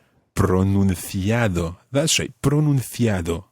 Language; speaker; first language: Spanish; non-native, fluent; English